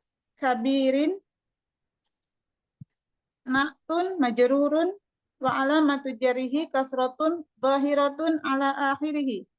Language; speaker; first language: Arabic; non-native, learner; Indonesian